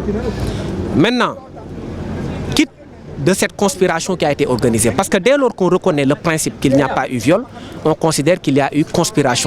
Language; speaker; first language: French; non-native, local second language; Wolof